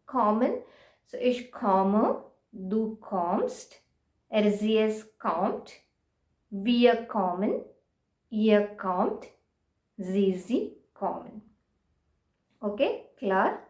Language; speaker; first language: German; non-native, fluent; Marathi